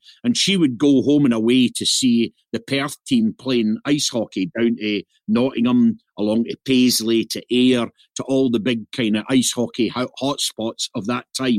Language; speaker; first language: English; native; English